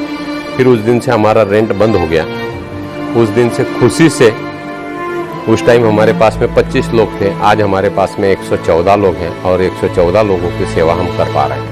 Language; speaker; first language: Hindi; native; Hindi